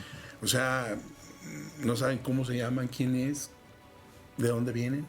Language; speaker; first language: Spanish; native; Spanish